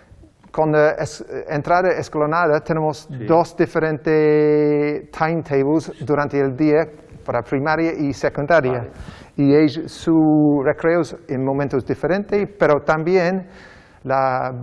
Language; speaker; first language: Spanish; non-native, learner; English